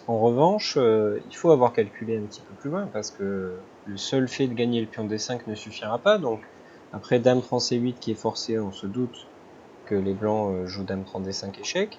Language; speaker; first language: French; native; French